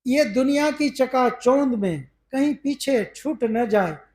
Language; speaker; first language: Hindi; non-native, local second language; Gujarati